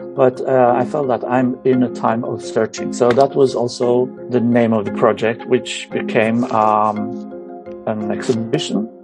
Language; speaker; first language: English; non-native, fluent; Romanian